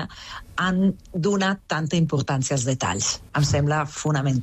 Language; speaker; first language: Catalan; non-native, fluent; Italian